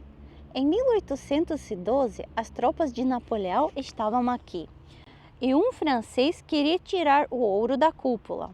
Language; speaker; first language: Portuguese; non-native, fluent; Russian